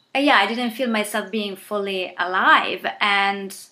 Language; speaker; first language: English; non-native, fluent; Italian